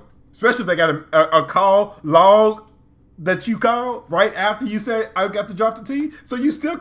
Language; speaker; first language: English; native; English